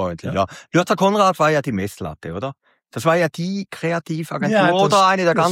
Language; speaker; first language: German; native; German